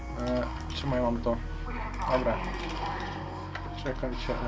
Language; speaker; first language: Polish; native; Polish